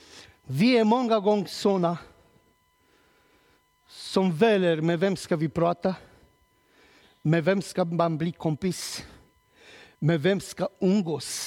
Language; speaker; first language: Swedish; non-native, learner; Romanian